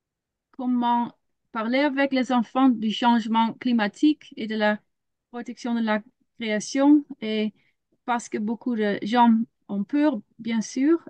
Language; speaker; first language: French; non-native, learner; Dutch